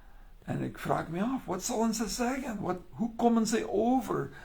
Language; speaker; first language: Dutch; non-native, learner; English